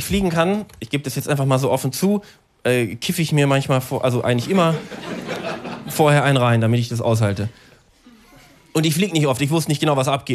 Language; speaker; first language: German; native; German